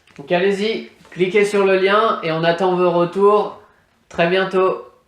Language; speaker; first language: French; native; French